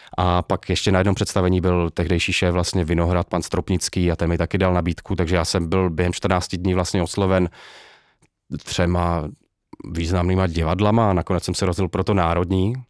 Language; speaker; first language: Czech; native; Czech